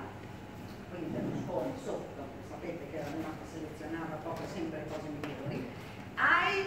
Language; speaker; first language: Italian; native; Italian